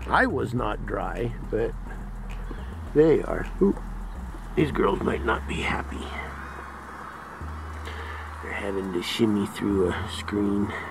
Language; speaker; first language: English; native; English